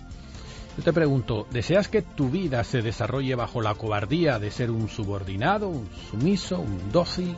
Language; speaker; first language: Spanish; native; Spanish